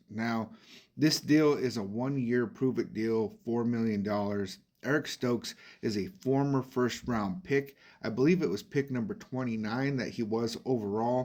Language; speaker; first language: English; native; English